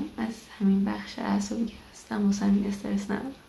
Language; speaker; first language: Persian; native; Persian